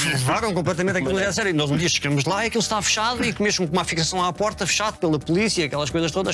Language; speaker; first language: Portuguese; native; Portuguese